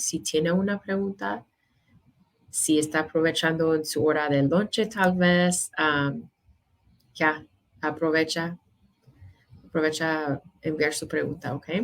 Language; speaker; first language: Spanish; non-native, fluent; English